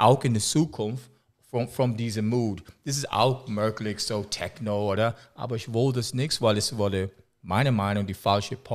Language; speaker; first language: German; non-native, learner; English